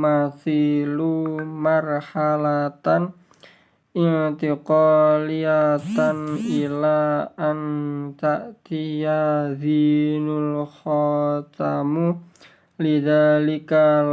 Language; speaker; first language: Arabic; non-native, learner; Indonesian